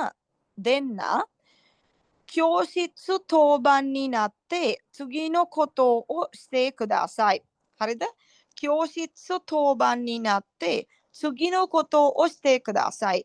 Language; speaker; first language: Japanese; non-native, fluent; Sinhala